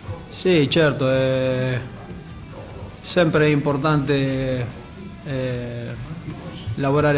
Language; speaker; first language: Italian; non-native, fluent; Spanish